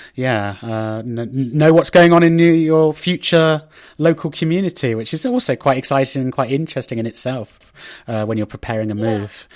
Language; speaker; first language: English; native; English